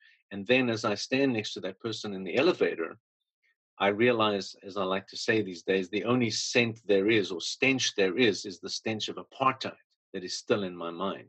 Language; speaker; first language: English; native; English